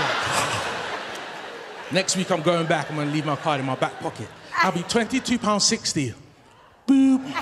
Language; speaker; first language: English; native; English